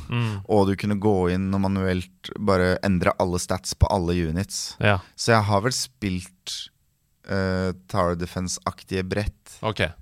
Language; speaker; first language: Norwegian; native; Norwegian